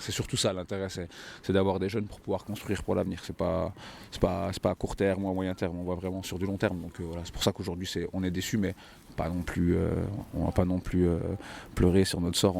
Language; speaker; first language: French; native; French